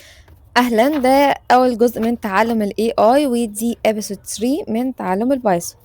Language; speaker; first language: Arabic; native; Arabic